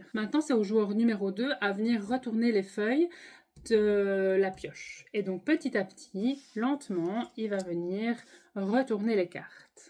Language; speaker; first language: French; native; French